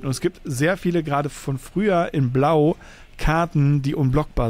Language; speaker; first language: German; native; German